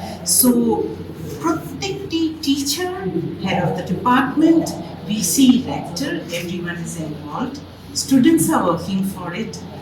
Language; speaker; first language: English; non-native, local second language; Bangla